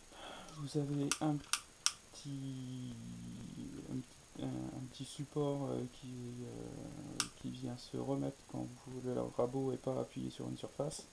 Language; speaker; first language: French; native; French